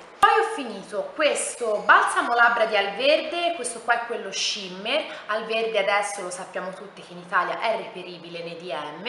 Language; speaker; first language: Italian; native; Italian